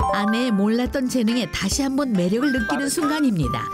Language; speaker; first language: Korean; native; Korean